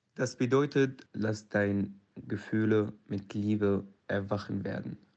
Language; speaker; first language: German; non-native, learner; Arabic